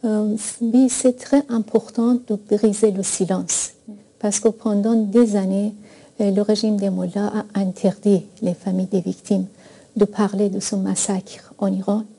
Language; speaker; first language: French; non-native, fluent; Persian